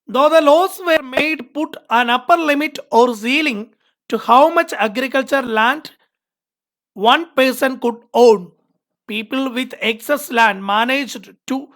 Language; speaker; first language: English; non-native, local second language; Malayalam